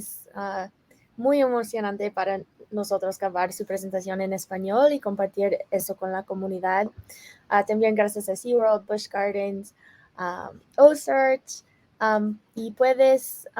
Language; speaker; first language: Spanish; non-native, fluent; English